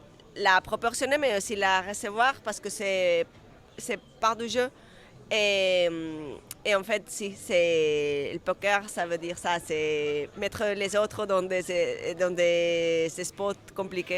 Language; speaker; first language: French; non-native, fluent; Spanish